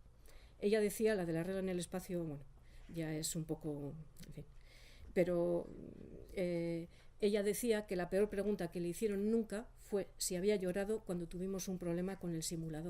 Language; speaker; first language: Spanish; native; Spanish